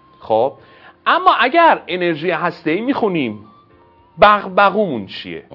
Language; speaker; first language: Persian; non-native, local second language; Azerbaijani